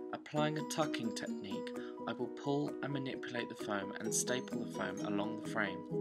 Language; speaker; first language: English; native; English